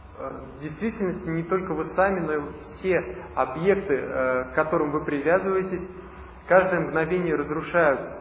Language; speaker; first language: Russian; native; Russian